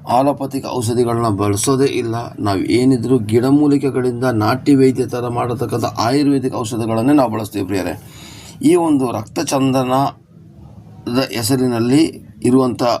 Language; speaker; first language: Kannada; non-native, local second language; Kodava